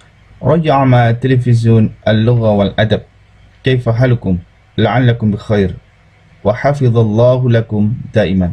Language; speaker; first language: Arabic; non-native, fluent; Indonesian